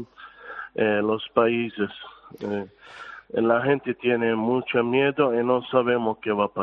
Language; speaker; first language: Spanish; non-native, fluent; Arabic